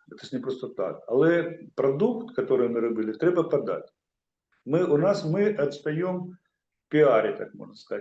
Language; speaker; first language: Ukrainian; non-native, local second language; Russian